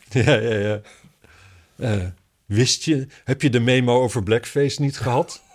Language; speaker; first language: Dutch; native; Dutch